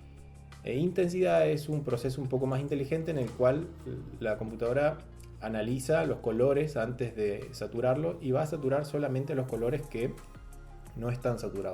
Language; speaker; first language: Spanish; native; Spanish